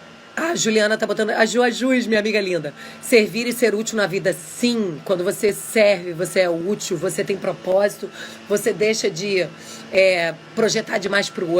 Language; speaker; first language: Portuguese; native; Portuguese